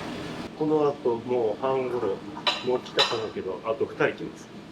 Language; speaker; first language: Japanese; native; Japanese